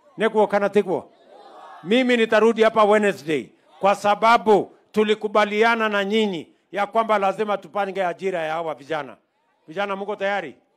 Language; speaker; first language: Swahili; non-native, local second language; Kalenjin